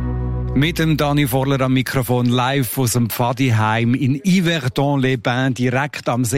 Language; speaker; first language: German; native; German